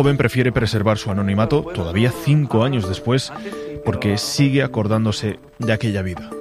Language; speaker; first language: Spanish; native; Spanish